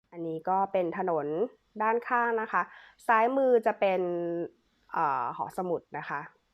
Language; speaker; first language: Thai; native; Thai